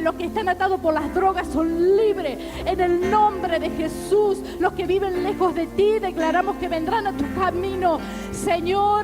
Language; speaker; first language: Spanish; native; Spanish